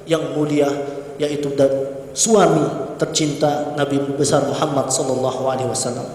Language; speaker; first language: Indonesian; non-native, local second language; Sasak